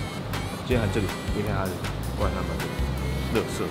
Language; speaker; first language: Chinese; native; Chinese